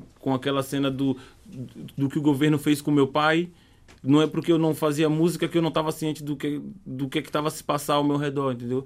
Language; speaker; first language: Portuguese; native; Portuguese